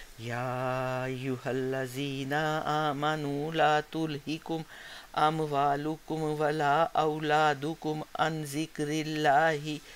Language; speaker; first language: Arabic; non-native, learner; Hindi